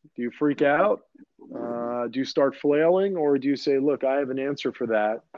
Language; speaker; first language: English; early bilingual, other home language; Greek